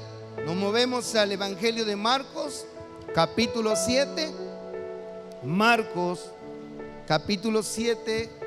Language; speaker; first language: Spanish; native; Spanish